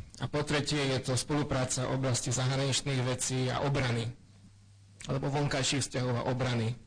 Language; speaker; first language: Slovak; non-native, local second language; Hungarian